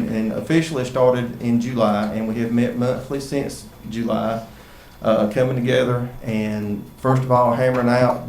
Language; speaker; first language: English; native; English